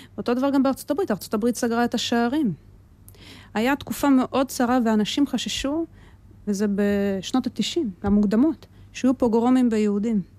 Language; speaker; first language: Hebrew; early bilingual, other home language; Russian